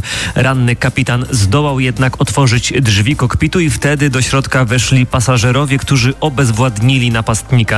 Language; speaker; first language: Polish; native; Polish